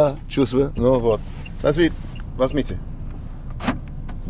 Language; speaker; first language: Russian; non-native, learner; English